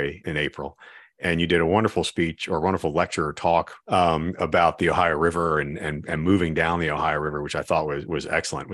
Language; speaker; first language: English; native; English